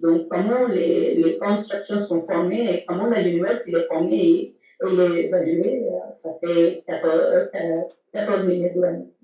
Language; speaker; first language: French; non-native, fluent; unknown